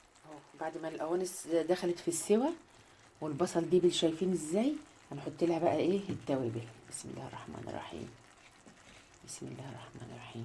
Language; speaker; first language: Arabic; native; Arabic